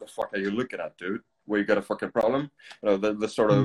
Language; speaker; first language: English; non-native, fluent; Polish